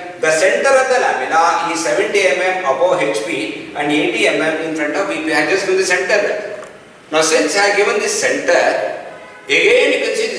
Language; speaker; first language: English; non-native, local second language; Kannada